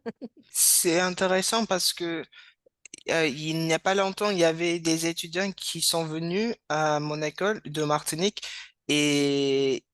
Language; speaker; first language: French; non-native, learner; English